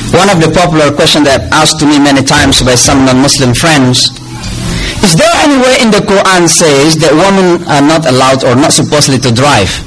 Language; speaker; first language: English; non-native, fluent; Indonesian